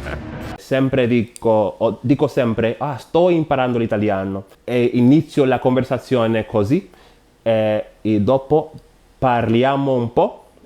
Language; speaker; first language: Italian; non-native, learner; Spanish